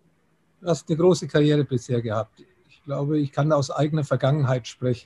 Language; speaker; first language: German; native; German